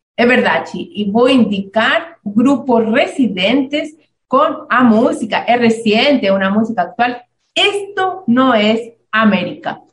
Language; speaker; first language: Portuguese; non-native, fluent; Spanish